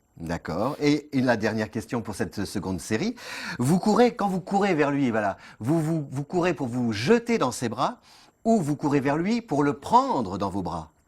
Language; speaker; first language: French; native; French